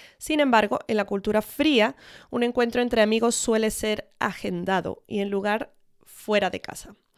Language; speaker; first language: Spanish; early bilingual, other home language; English